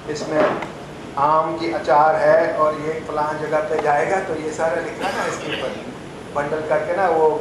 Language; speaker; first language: Urdu; non-native, fluent; English